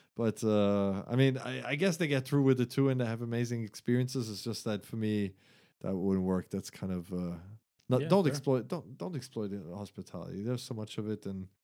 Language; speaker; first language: English; non-native, fluent; German